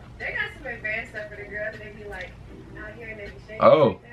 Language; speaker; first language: English; native; English